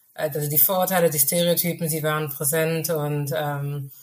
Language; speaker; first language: German; early bilingual, other home language; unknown